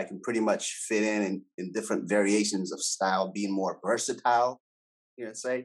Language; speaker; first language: English; native; English